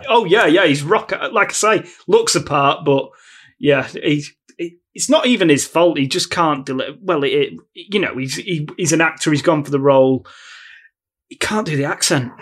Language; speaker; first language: English; native; English